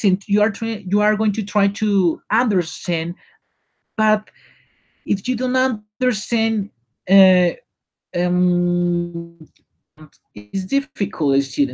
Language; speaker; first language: English; non-native, learner; Spanish